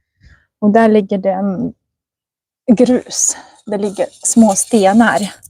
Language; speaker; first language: Swedish; non-native, fluent; Russian